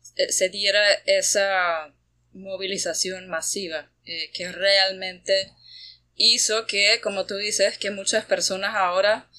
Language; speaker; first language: Spanish; non-native, fluent; German